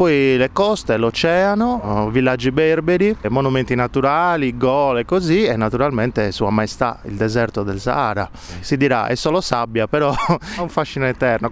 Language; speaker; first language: Italian; native; Italian